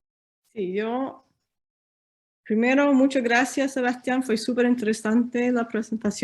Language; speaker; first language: Spanish; non-native, learner; English